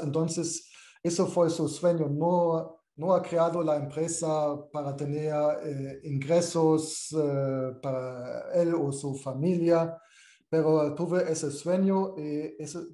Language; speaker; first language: Spanish; non-native, fluent; German